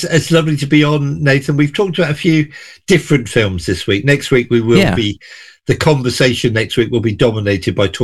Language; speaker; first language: English; native; English